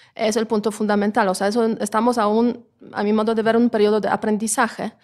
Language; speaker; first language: Spanish; non-native, fluent; Polish